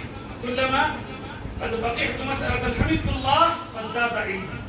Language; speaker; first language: Arabic; non-native, fluent; Urdu